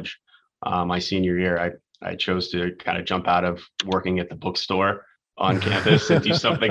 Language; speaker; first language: English; native; English